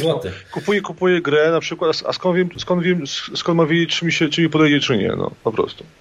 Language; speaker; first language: Polish; native; Polish